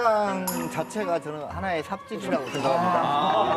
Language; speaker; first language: Korean; native; Korean